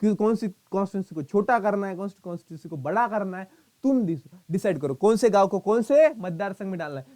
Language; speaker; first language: Hindi; non-native, local second language; Marathi